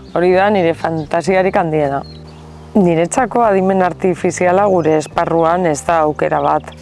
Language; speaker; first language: Basque; non-native, local second language; Spanish